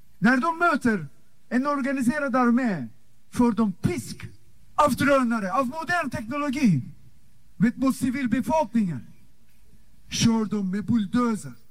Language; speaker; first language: Swedish; non-native, fluent; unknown